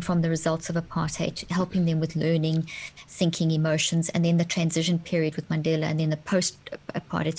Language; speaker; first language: English; native; English